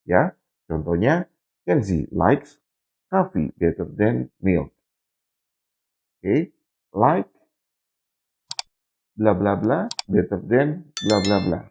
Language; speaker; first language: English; non-native, learner; Indonesian